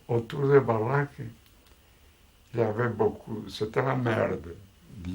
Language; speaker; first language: French; non-native, fluent; Portuguese